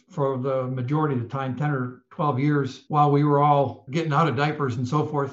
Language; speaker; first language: English; native; English